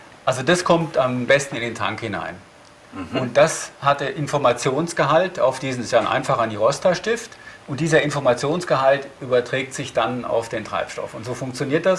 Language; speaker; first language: German; native; German